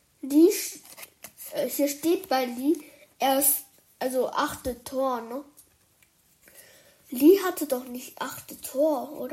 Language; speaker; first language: German; early bilingual, other home language; Chinese